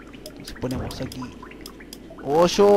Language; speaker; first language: Spanish; native; Spanish